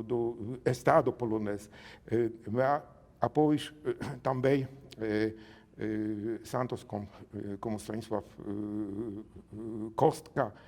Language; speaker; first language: Portuguese; non-native, learner; Polish